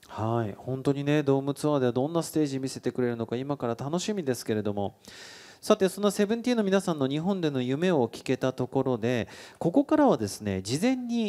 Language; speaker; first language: Japanese; native; Japanese